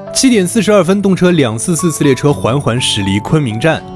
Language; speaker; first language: Chinese; native; Chinese